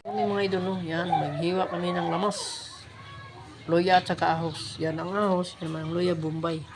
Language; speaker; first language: Filipino; non-native, local second language; Cebuano